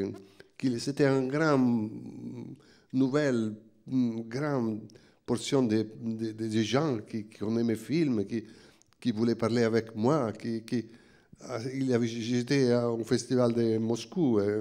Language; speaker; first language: French; non-native, fluent; Italian